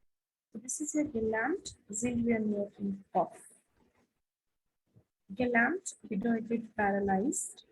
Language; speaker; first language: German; non-native, fluent; Hindi